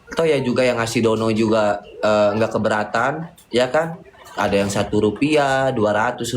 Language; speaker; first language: Indonesian; native; Indonesian